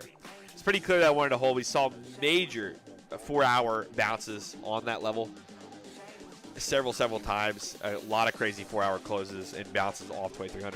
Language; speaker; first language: English; native; English